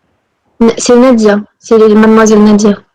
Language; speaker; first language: French; non-native, local second language; Arabic